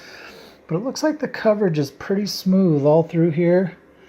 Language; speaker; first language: English; native; English